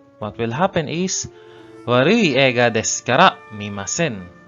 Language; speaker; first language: Japanese; non-native, learner; English